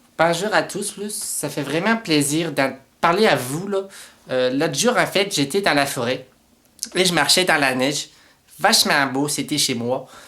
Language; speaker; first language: French; native; French